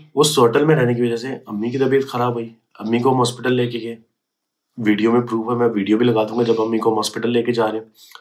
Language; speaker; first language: Urdu; native; Urdu